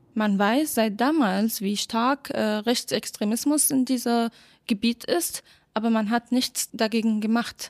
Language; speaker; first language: German; non-native, fluent; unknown